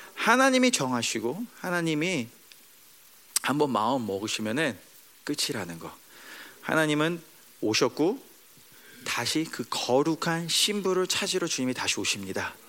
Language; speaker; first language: Korean; early bilingual, heritage; Korean